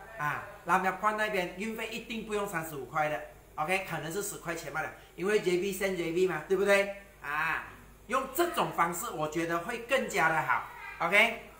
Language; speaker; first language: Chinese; native; Chinese